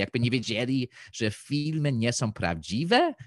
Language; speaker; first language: Polish; early bilingual, heritage; Polish